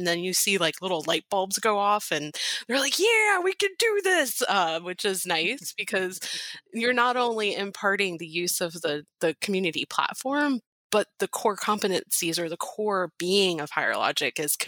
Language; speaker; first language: English; native; English